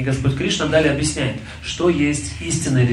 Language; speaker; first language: Russian; native; Russian